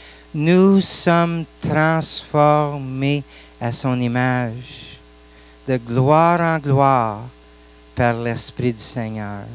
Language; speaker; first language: French; non-native, local second language; English